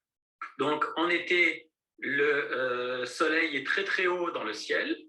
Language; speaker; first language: French; native; French